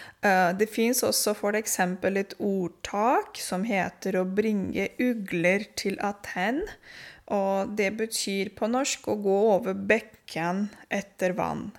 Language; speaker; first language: Norwegian; non-native, fluent; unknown